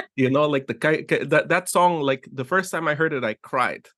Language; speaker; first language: English; non-native, fluent; Spanish